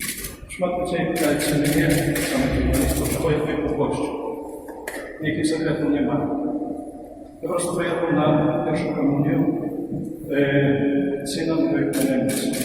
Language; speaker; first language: Polish; non-native, fluent; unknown